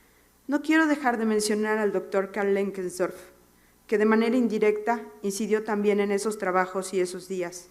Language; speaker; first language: Spanish; native; Spanish